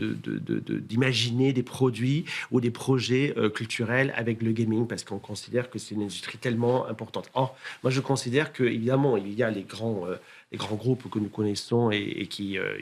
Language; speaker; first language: French; native; French